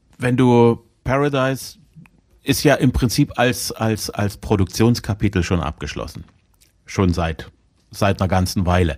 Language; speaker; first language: German; native; German